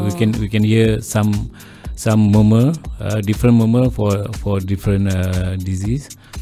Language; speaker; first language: English; non-native, local second language; Malay